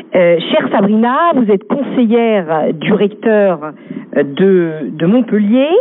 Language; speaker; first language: French; native; French